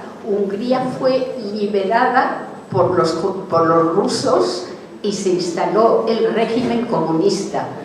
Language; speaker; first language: Spanish; early bilingual, other home language; Hungarian